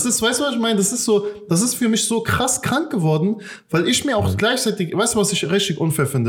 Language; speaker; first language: German; native; German